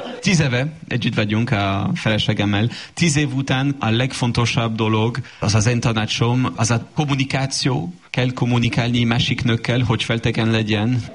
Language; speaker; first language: Hungarian; non-native, fluent; French